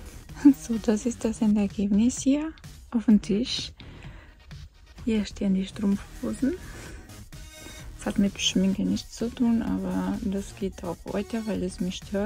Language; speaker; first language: German; non-native, fluent; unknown